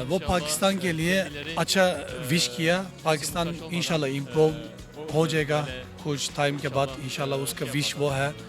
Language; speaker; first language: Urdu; non-native, learner; Turkish